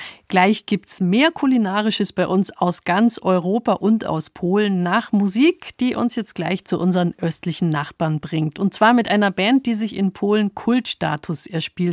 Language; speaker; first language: German; native; German